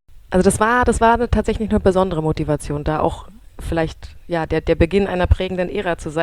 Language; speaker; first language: German; native; German